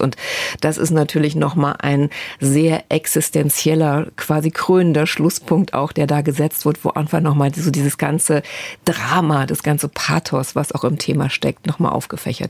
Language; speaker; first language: German; native; German